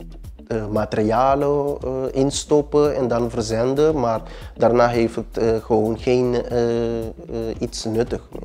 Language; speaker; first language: Dutch; early bilingual, other home language; Papiamento